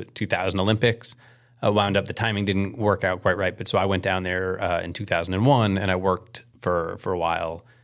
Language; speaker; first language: English; native; English